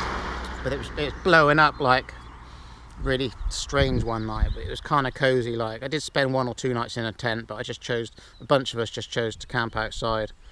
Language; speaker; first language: English; native; English